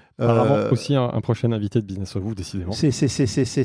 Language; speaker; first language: French; native; French